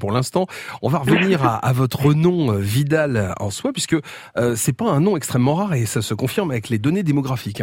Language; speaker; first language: French; native; French